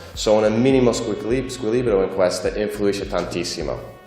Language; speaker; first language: Italian; non-native, fluent; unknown